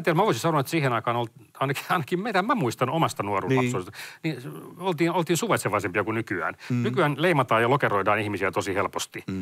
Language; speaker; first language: Finnish; native; Finnish